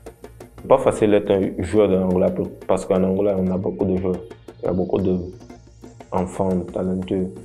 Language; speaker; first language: French; non-native, fluent; Portuguese